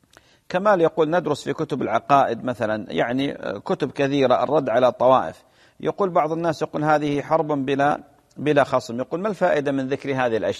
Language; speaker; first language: Arabic; native; Arabic